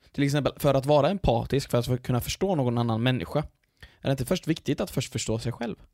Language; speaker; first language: Swedish; early bilingual, other home language; Arabic